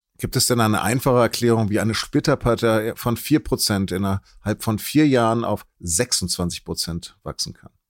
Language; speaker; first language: German; native; German